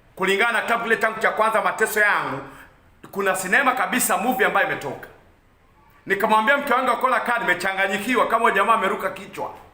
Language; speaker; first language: Swahili; non-native, local second language; Kikuyu